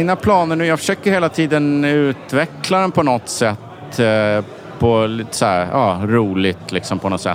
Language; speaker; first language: Swedish; native; Swedish